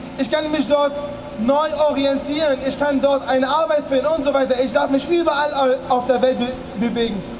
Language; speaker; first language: German; early bilingual, other home language; Arabic